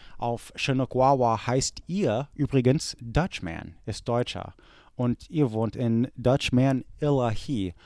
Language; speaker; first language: German; early bilingual, other home language; English